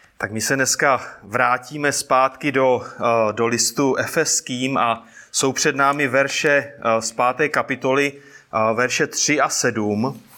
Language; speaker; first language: Czech; native; Czech